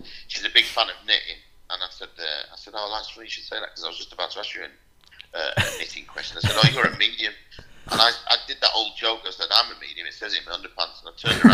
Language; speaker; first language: English; native; English